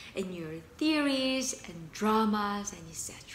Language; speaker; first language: English; non-native, fluent; Korean